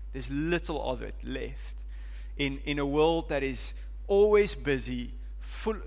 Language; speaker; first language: English; non-native, local second language; Afrikaans